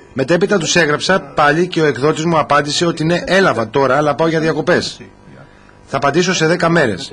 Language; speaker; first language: Greek; non-native, fluent; English